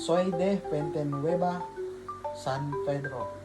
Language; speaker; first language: Spanish; non-native, learner; Filipino